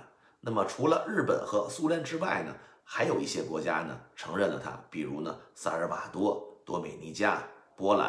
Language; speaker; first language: Chinese; native; Chinese